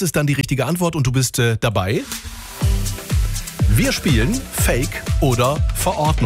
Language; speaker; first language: German; native; German